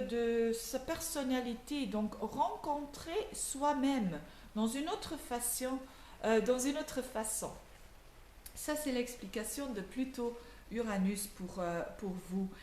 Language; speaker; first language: French; non-native, learner; Dutch